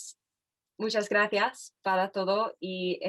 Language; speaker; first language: Spanish; non-native, fluent; English